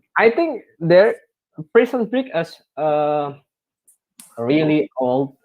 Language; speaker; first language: English; non-native, learner; Indonesian